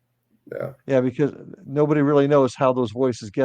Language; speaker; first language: English; native; English